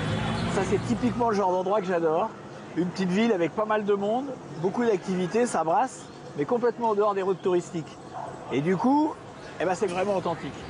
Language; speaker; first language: French; native; French